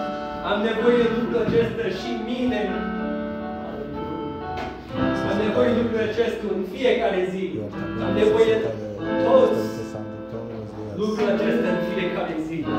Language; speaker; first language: Romanian; non-native, learner; English